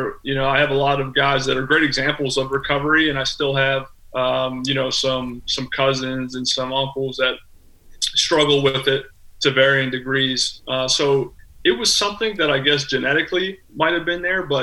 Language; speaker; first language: English; native; English